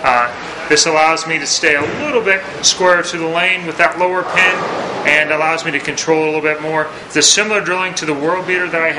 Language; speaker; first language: English; native; English